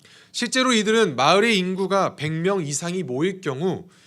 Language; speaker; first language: Korean; native; Korean